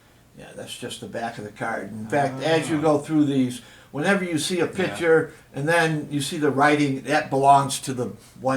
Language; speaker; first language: English; native; English